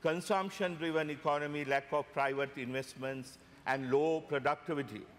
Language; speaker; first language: English; non-native, local second language; Sinhala